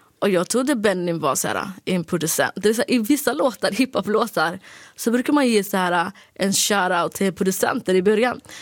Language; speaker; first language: Swedish; early bilingual, other home language; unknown